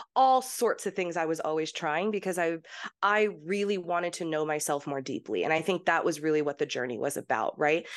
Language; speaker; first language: English; early bilingual, heritage; English